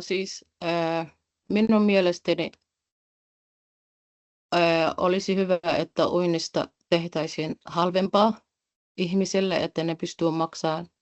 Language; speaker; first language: Finnish; non-native, fluent; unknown